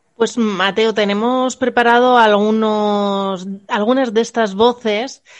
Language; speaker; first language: Spanish; native; Spanish